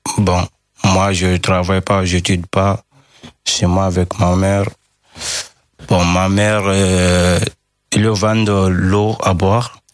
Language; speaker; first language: French; non-native, learner; Fula